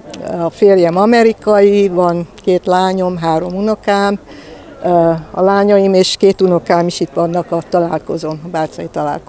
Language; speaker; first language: Hungarian; early bilingual, heritage; Hungarian